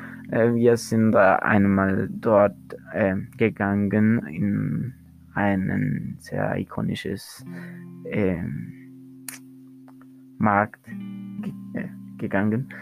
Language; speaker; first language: German; non-native, learner; Spanish